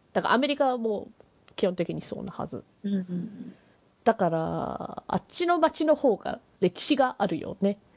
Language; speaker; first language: Japanese; early bilingual, heritage; Japanese